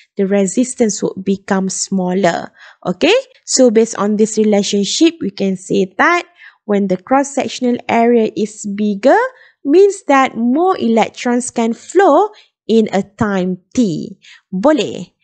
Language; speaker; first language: English; non-native, local second language; Malay